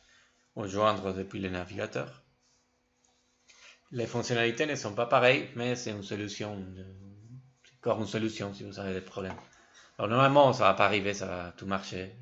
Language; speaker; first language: French; non-native, fluent; Spanish